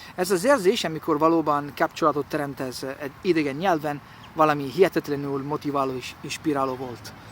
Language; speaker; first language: Hungarian; non-native, learner; Italian